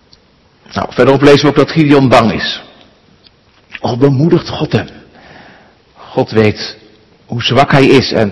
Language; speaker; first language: Dutch; native; Dutch